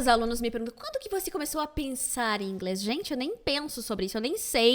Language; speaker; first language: Portuguese; native; Portuguese